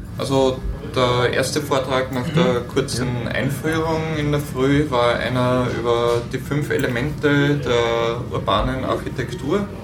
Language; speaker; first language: German; native; German